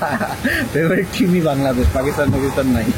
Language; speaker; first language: Hindi; non-native, learner; Bangla